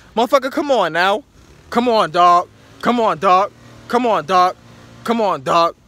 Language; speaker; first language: English; native; English